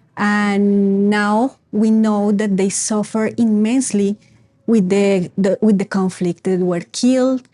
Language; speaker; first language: English; non-native, fluent; Spanish